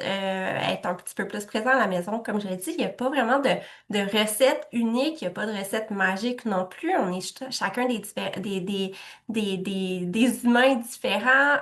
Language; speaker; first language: French; native; French